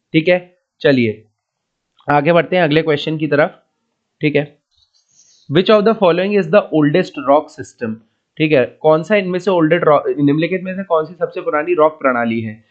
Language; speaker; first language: Hindi; native; Hindi